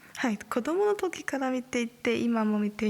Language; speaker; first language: Japanese; non-native, learner; Chinese